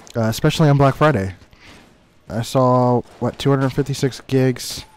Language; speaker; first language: English; native; English